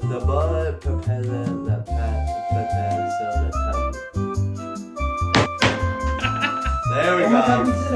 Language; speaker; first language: French; non-native, learner; English